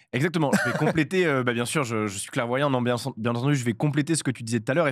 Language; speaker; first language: French; native; French